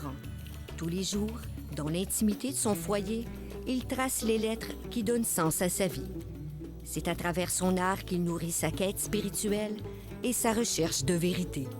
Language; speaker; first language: French; native; French